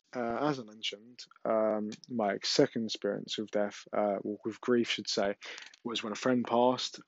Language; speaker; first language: English; native; English